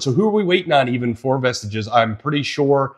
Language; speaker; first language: English; native; English